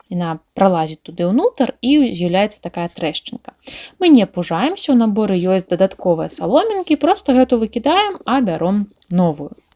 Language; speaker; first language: Belarusian; native; Belarusian